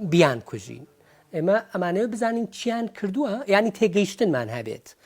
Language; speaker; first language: Central Kurdish; early bilingual, heritage; Central Kurdish